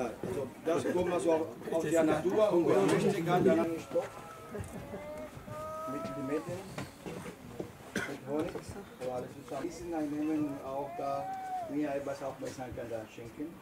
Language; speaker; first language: German; non-native, learner; Spanish